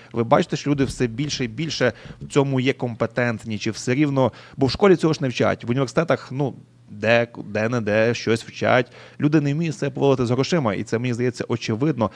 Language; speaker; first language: Ukrainian; native; Ukrainian